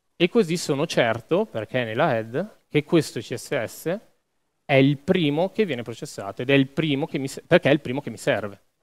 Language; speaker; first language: Italian; native; Italian